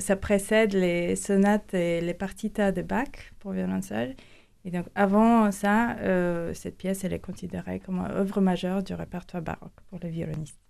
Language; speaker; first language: French; non-native, fluent; Latvian